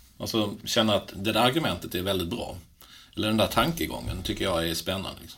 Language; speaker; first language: Swedish; native; Swedish